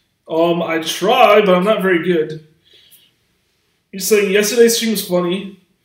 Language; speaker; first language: English; native; English